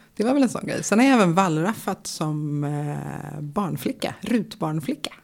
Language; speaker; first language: Swedish; native; Swedish